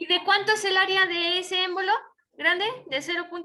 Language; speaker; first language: Spanish; native; Spanish